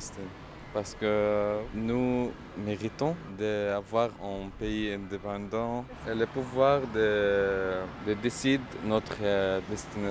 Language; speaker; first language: French; non-native, fluent; Arabic